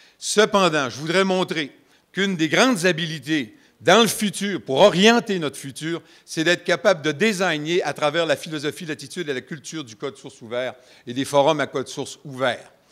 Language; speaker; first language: French; native; French